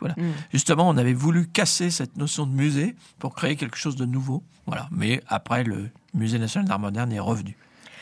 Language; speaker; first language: French; native; French